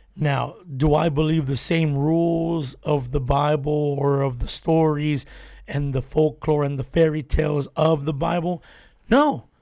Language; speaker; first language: English; native; English